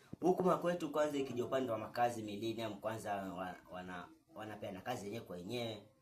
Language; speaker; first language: Swahili; native; Swahili